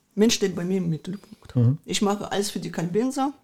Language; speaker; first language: German; early bilingual, other home language; Russian